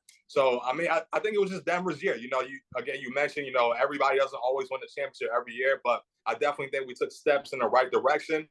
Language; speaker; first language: English; native; English